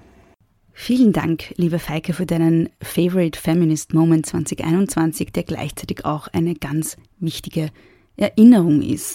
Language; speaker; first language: German; native; German